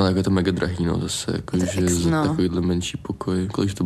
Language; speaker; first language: Czech; native; Czech